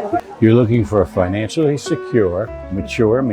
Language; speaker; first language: English; native; English